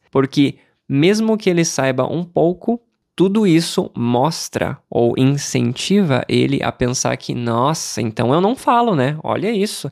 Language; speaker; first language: Portuguese; native; Portuguese